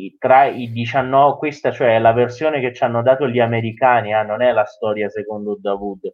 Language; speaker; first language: Italian; non-native, fluent; Persian